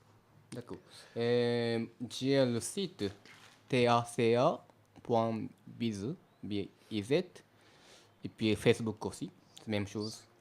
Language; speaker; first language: French; non-native, learner; Japanese